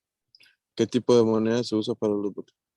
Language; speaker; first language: Spanish; native; Spanish